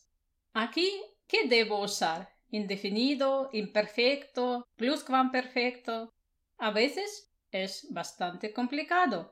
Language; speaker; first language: Spanish; non-native, fluent; Russian